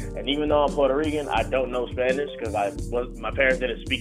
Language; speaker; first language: English; native; English